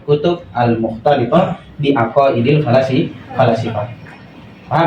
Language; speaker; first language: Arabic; non-native, fluent; Indonesian